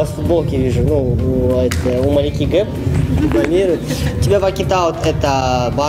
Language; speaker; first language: Russian; native; Russian